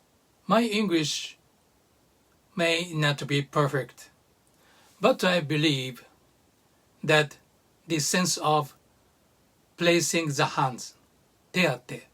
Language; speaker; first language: English; non-native, learner; Japanese